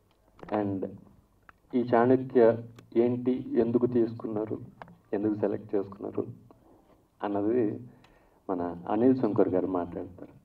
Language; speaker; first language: Telugu; native; Telugu